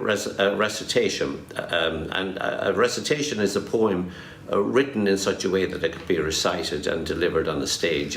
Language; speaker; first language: English; native; English